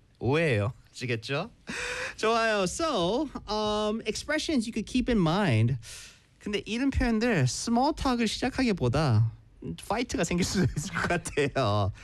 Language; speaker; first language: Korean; native; Korean